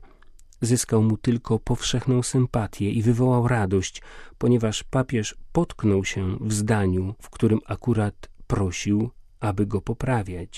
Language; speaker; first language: Polish; native; Polish